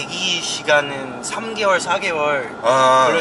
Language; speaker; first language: Korean; non-native, learner; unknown